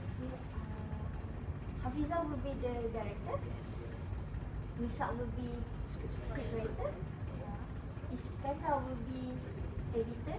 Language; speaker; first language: English; non-native, local second language; Malay